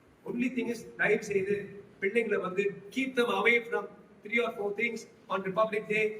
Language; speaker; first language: English; non-native, local second language; Tamil